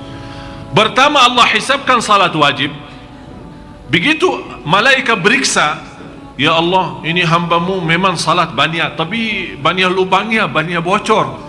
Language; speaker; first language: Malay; non-native, fluent; Arabic